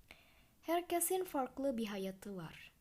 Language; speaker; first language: Turkish; non-native, fluent; Indonesian